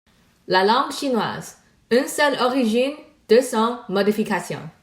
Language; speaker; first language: French; non-native, learner; Chinese